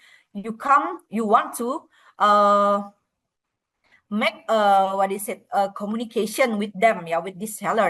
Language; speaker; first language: English; non-native, fluent; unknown